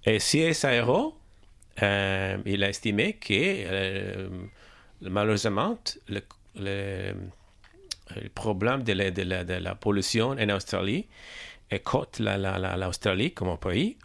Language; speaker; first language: French; non-native, learner; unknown